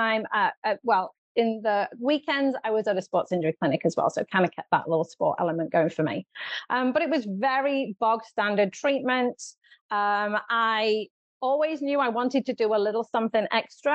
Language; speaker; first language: English; native; English